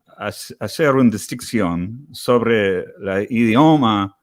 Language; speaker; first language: Spanish; non-native, learner; English